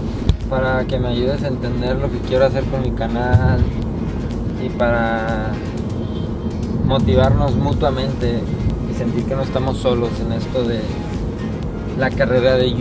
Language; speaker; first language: Spanish; native; Spanish